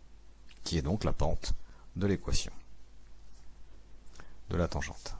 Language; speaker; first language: French; native; French